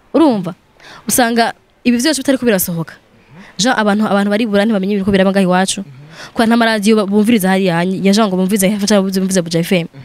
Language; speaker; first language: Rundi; non-native, local second language; Swahili